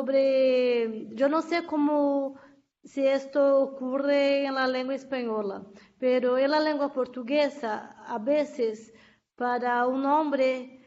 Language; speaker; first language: Spanish; non-native, fluent; Portuguese